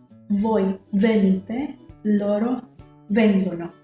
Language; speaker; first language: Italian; non-native, fluent; Indonesian